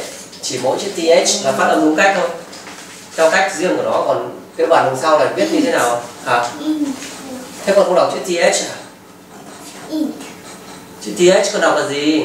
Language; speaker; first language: Vietnamese; native; Vietnamese